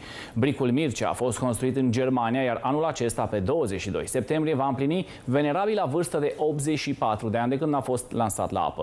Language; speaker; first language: Romanian; native; Romanian